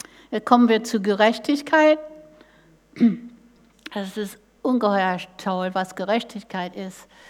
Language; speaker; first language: German; non-native, fluent; English